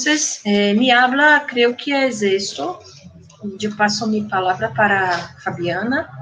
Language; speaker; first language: Spanish; non-native, fluent; Portuguese